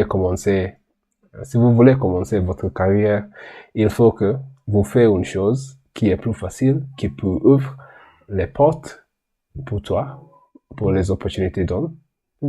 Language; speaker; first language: French; non-native, learner; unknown